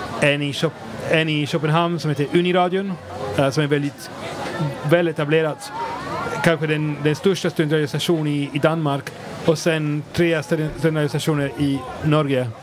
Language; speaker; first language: Swedish; non-native, fluent; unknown